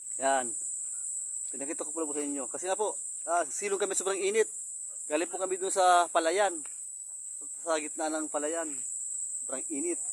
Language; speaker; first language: Filipino; non-native, local second language; Bikol